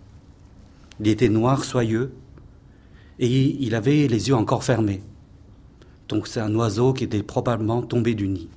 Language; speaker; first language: French; non-native, fluent; Chinese